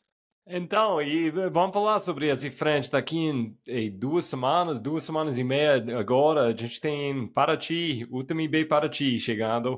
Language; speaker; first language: Portuguese; non-native, fluent; English